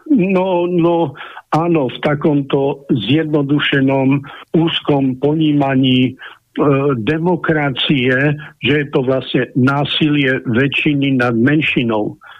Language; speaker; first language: Slovak; native; Slovak